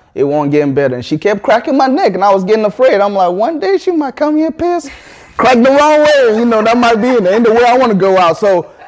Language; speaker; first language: English; early bilingual, other home language; Akan